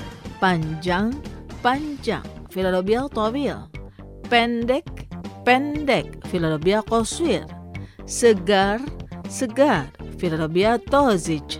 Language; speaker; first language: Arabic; non-native, fluent; Indonesian